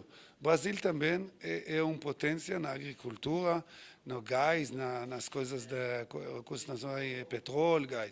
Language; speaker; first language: Portuguese; non-native, fluent; Hebrew